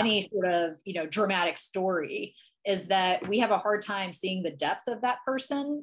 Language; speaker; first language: English; native; English